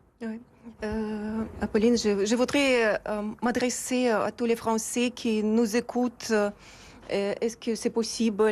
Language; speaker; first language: French; non-native, fluent; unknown